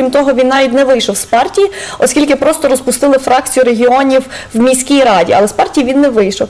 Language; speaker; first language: Ukrainian; native; Ukrainian